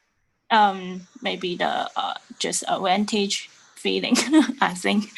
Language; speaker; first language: English; non-native, learner; Chinese